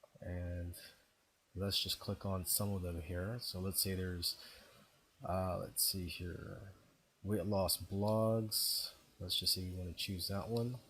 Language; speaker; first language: English; native; English